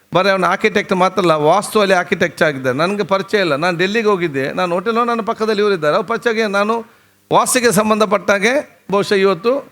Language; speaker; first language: Kannada; non-native, local second language; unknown